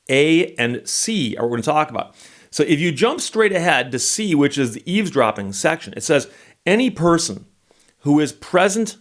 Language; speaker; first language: English; native; English